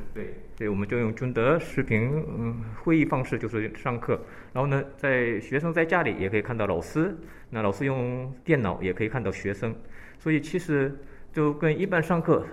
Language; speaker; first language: Chinese; early bilingual, heritage; Chinese